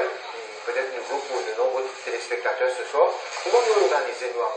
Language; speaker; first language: French; non-native, local second language; Morisyen